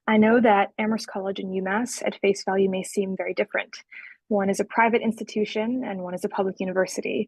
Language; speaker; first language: English; native; English